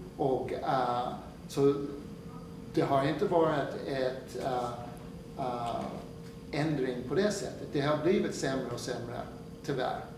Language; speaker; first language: Swedish; non-native, fluent; English